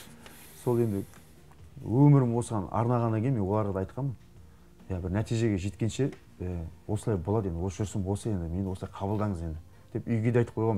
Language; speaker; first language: Kazakh; native; Kazakh